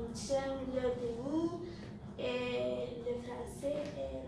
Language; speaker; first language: French; non-native, learner; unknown